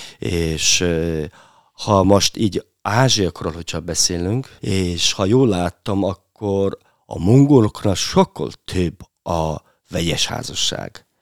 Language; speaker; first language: Hungarian; non-native, fluent; Mongolian